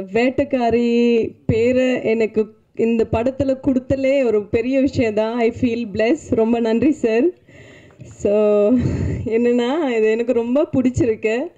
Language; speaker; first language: Tamil; non-native, fluent; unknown